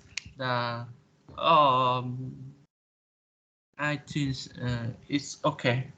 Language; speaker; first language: English; non-native, learner; Vietnamese